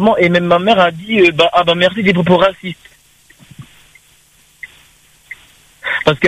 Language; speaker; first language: French; native; French